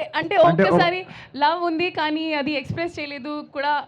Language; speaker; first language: Telugu; non-native, fluent; Hindi